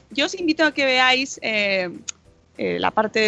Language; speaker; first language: Spanish; native; Spanish